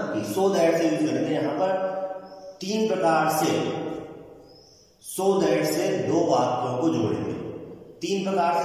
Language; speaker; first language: Hindi; native; Hindi